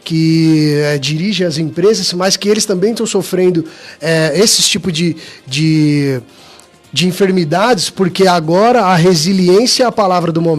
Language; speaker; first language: Portuguese; native; Portuguese